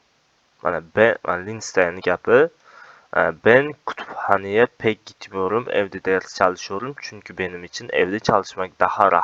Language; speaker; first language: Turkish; non-native, fluent; Uzbek